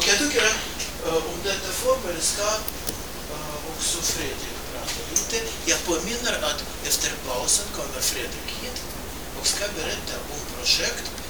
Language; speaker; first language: Swedish; non-native, fluent; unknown